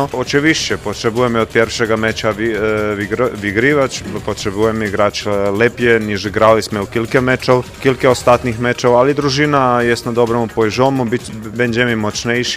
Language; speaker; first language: Polish; non-native, learner; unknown